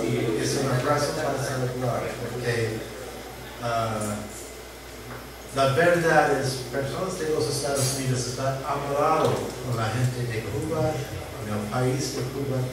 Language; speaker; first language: Spanish; non-native, learner; English